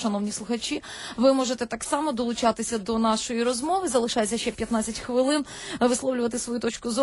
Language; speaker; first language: Ukrainian; native; Ukrainian